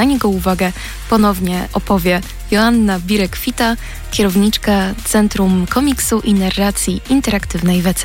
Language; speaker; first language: Polish; native; Polish